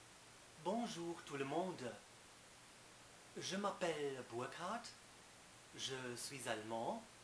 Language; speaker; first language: French; non-native, fluent; German